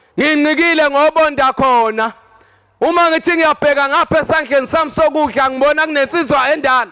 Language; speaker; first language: Zulu; native; Zulu